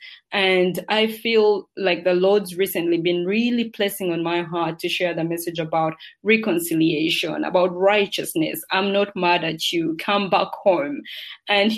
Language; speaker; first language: English; non-native, local second language; Ganda